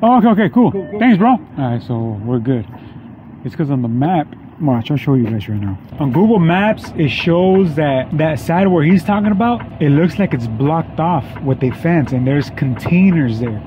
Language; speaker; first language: English; early bilingual, other home language; Spanish